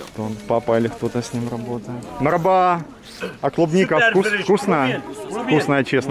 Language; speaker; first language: Russian; native; Russian